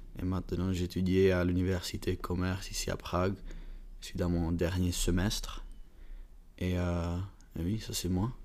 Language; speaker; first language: French; non-native, learner; Dutch